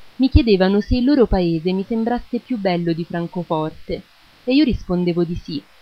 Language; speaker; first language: Italian; early bilingual, other home language; German